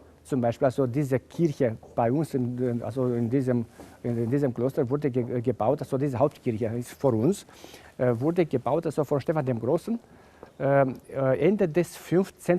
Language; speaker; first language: German; non-native, fluent; Romanian